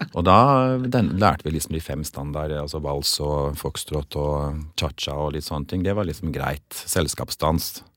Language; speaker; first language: Norwegian; early bilingual, other home language; English